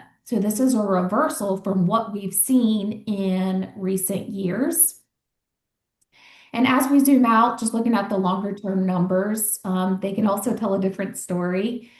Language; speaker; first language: English; native; English